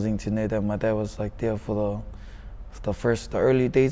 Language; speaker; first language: English; native; English